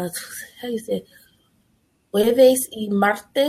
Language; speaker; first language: Spanish; non-native, learner; English